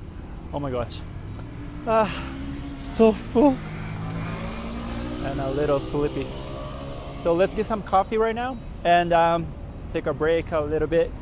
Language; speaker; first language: English; non-native, fluent; Japanese